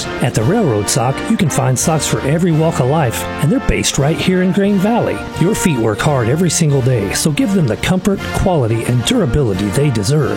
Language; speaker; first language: English; native; English